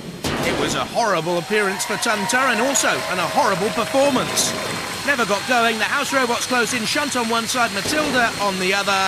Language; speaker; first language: English; native; English